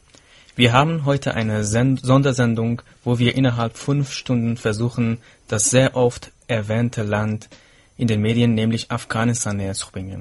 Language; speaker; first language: German; non-native, fluent; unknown